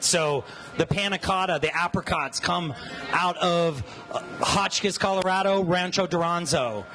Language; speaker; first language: English; native; English